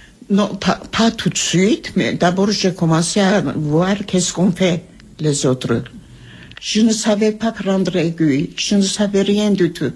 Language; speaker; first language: French; non-native, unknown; Armenian